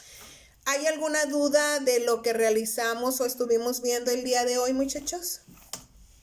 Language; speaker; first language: Spanish; native; Spanish